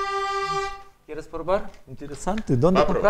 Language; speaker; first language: Spanish; non-native, learner; Russian